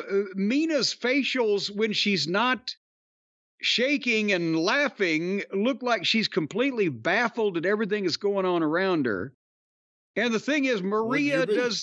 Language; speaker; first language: English; native; English